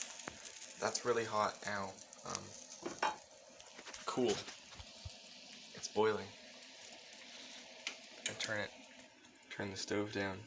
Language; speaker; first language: English; native; English